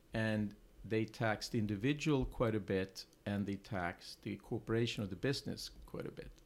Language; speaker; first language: English; non-native, fluent; Swedish